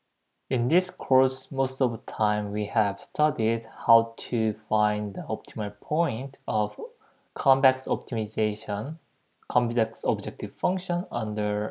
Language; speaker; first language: English; non-native, fluent; Korean